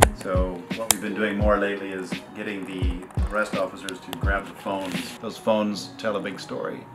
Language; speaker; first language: English; native; English